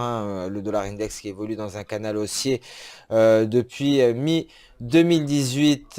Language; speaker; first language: French; native; French